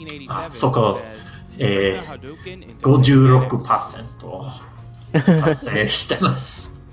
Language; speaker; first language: Japanese; non-native, learner; English